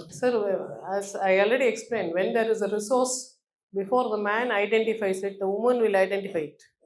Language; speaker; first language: English; non-native, local second language; Tamil